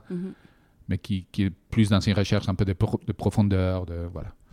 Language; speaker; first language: French; non-native, fluent; Spanish